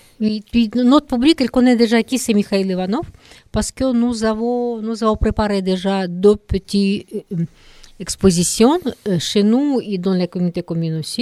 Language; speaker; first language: French; non-native, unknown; Russian